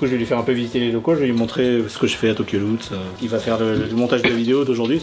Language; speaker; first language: French; native; French